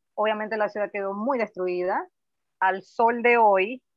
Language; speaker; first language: Spanish; native; Spanish